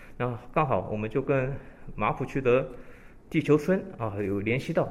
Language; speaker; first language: Chinese; early bilingual, heritage; Chinese